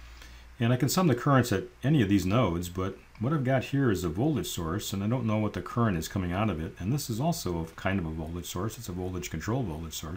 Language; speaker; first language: English; native; English